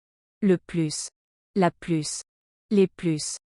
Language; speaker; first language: French; non-native, learner; English